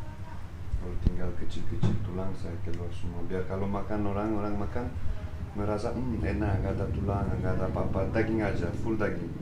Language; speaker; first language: Indonesian; non-native, fluent; Turkish